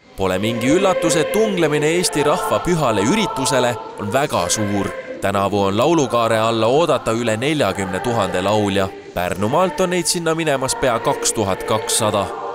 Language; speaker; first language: Estonian; native; Estonian